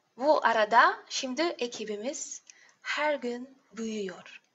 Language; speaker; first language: Turkish; non-native, learner; Russian